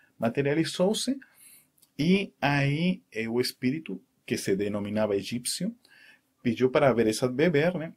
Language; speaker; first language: Portuguese; non-native, fluent; Spanish